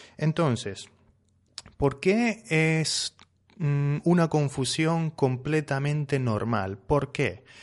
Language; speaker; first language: Spanish; native; Spanish